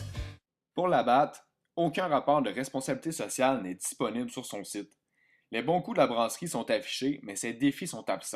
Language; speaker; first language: French; native; French